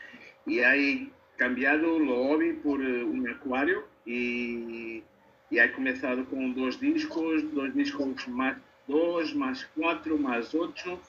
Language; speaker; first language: Spanish; non-native, learner; Portuguese